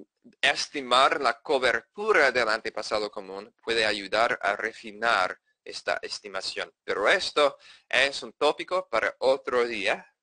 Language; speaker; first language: Spanish; non-native, fluent; English